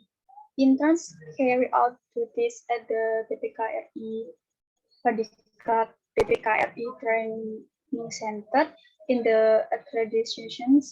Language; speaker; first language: English; non-native, learner; Indonesian